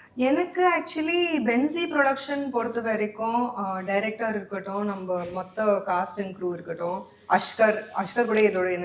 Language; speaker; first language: Tamil; non-native, local second language; Hindi